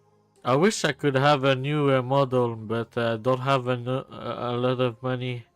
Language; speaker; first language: English; non-native, learner; French